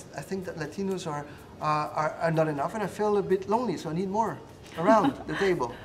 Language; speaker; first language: English; non-native, fluent; Spanish